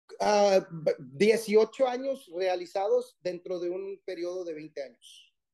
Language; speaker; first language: Spanish; early bilingual, heritage; Spanish